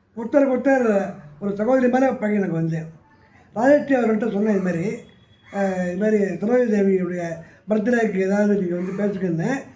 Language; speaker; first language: Tamil; native; Tamil